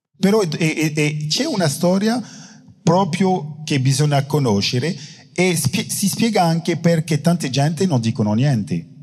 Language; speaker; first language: Italian; non-native, fluent; French